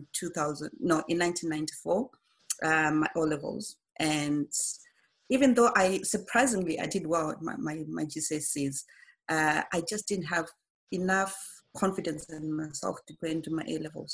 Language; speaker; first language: English; non-native, local second language; Shona